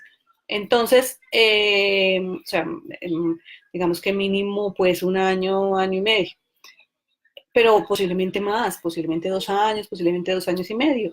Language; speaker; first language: Spanish; native; Spanish